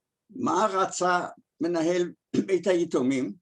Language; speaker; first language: Hebrew; early bilingual, other home language; German